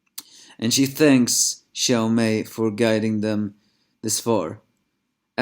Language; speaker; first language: English; non-native, fluent; Swedish